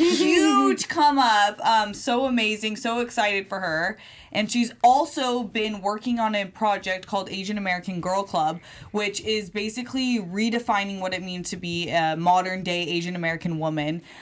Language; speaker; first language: English; native; English